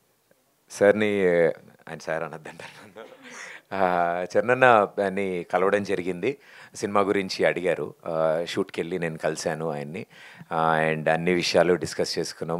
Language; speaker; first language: Telugu; native; Telugu